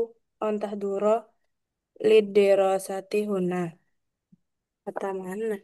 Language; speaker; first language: Arabic; non-native, learner; Indonesian